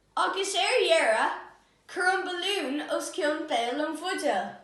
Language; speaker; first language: Irish; non-native, local second language; English